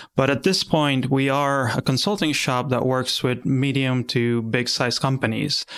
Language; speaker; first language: English; non-native, fluent; Spanish